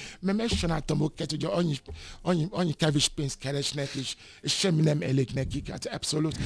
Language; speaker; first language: Hungarian; non-native, learner; Yoruba